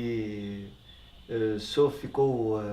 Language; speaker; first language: Portuguese; non-native, learner; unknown